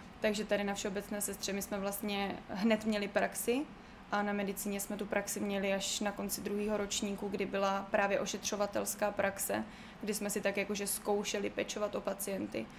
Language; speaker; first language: Czech; native; Czech